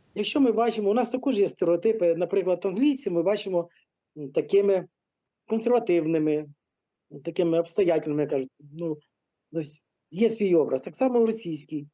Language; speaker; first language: Ukrainian; non-native, local second language; Russian